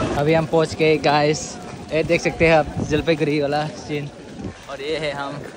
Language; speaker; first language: Hindi; non-native, local second language; Bodo